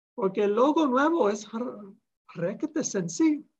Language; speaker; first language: Spanish; early bilingual, heritage; Spanish